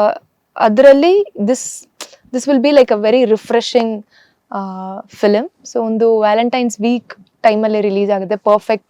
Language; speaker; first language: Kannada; early bilingual, heritage; Kannada